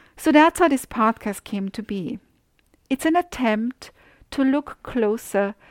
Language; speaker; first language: English; non-native, fluent; German